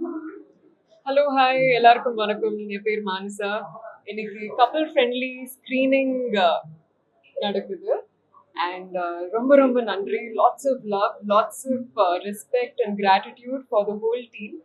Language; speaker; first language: Tamil; non-native, learner; Telugu